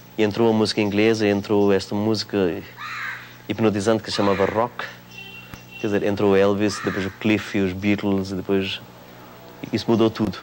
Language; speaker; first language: Portuguese; non-native, local second language; Konkani